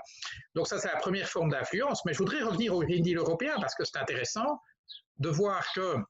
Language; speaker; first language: French; native; French